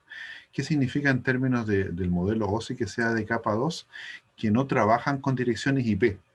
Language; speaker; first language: Spanish; native; Spanish